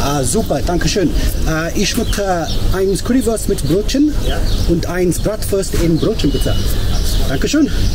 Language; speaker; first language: German; non-native, learner; English